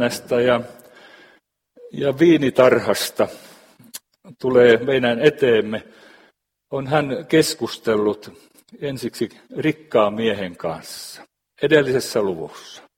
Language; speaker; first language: Finnish; native; Finnish